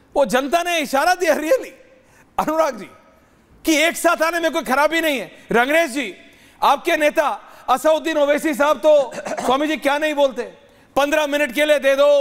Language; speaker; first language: Hindi; native; Hindi